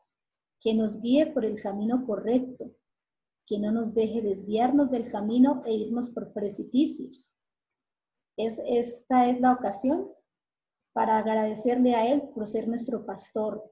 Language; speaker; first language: Spanish; native; Spanish